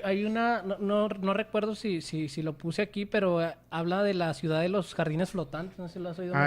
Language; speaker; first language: Spanish; native; Spanish